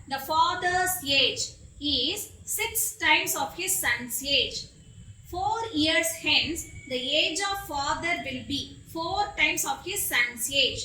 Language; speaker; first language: English; non-native, local second language; Tamil